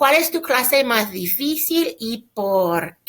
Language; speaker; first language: Spanish; non-native, fluent; English